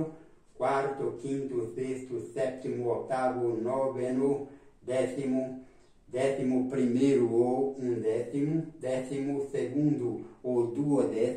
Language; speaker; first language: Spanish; non-native, fluent; Portuguese